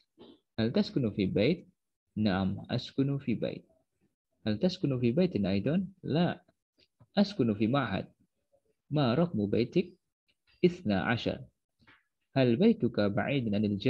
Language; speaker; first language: Arabic; non-native, fluent; Indonesian